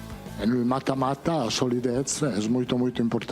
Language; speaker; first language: Portuguese; non-native, fluent; Italian